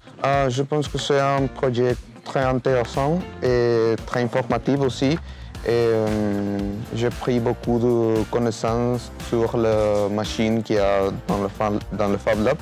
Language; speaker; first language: French; non-native, fluent; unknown